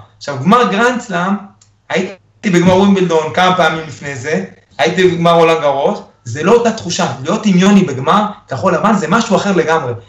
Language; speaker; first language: Hebrew; early bilingual, other home language; Spanish